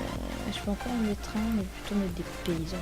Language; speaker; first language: French; native; French